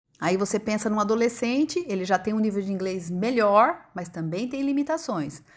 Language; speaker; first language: Portuguese; native; Portuguese